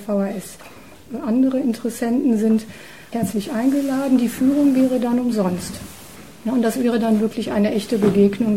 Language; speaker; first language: German; native; German